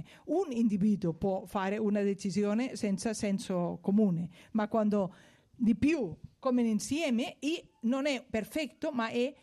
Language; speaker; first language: Italian; non-native, fluent; Spanish